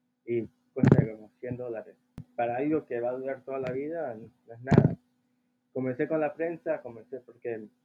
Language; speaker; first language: Spanish; early bilingual, heritage; Spanish